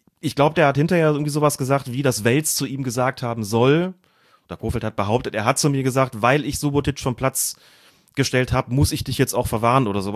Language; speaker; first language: German; native; German